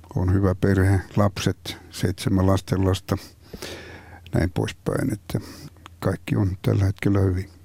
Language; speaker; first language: Finnish; native; Finnish